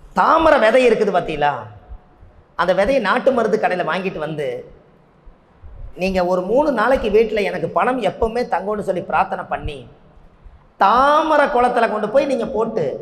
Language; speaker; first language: Tamil; native; Tamil